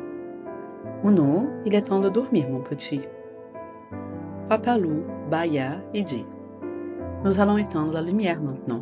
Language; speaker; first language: French; non-native, fluent; Portuguese